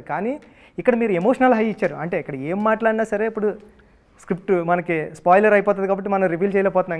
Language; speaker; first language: Telugu; native; Telugu